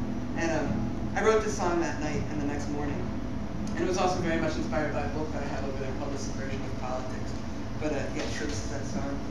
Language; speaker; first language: English; native; English